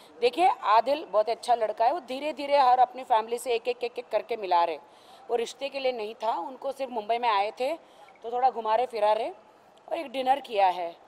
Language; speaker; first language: Hindi; native; Hindi